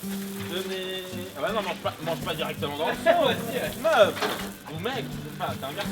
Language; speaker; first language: French; native; French